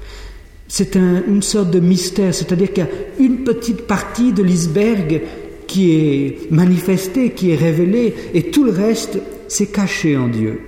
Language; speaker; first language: French; native; French